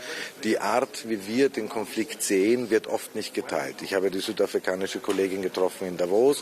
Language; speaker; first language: German; native; German